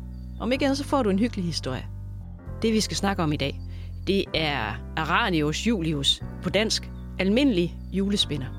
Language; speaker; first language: Danish; native; Danish